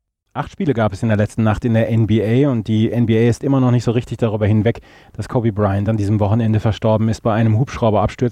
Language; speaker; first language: German; native; German